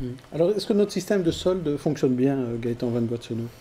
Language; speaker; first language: French; native; French